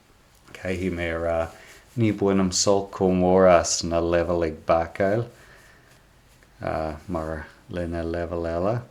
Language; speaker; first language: Irish; non-native, local second language; English